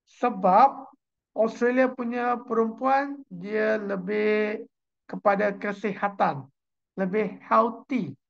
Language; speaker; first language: Malay; native; Malay